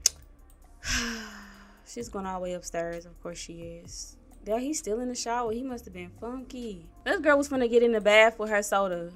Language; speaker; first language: English; native; English